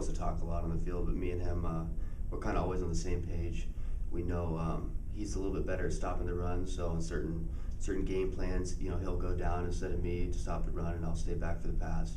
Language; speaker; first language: English; native; English